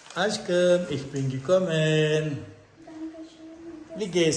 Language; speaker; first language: German; non-native, learner; Turkish